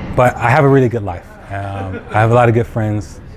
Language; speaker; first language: English; native; English